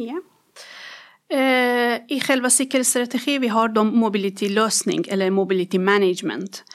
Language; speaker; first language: Swedish; non-native, fluent; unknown